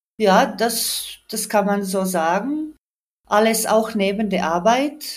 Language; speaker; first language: German; non-native, fluent; Croatian